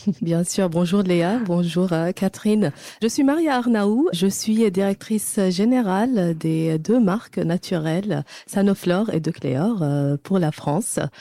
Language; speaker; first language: French; non-native, fluent; Arabic